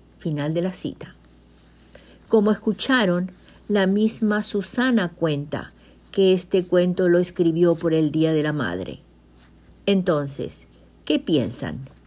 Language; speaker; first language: Spanish; native; Spanish